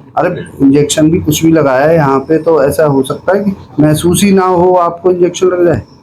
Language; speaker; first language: Hindi; native; Hindi